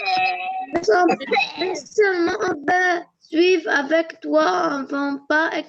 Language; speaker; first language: French; non-native, learner; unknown